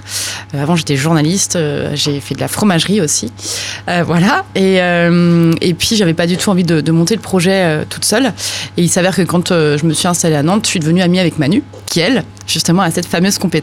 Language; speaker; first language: French; native; French